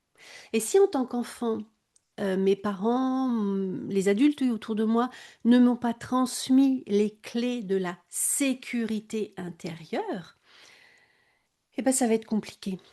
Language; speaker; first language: French; native; French